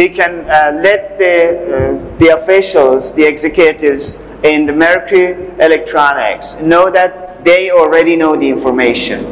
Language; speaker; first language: English; non-native, fluent; Persian